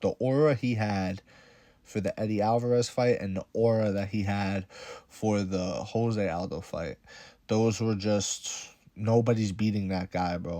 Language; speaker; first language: English; native; English